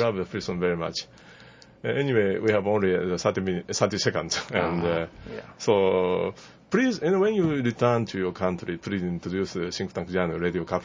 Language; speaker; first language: English; non-native, learner; Japanese